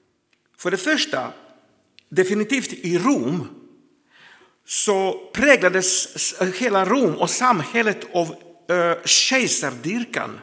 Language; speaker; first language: Swedish; non-native, fluent; Croatian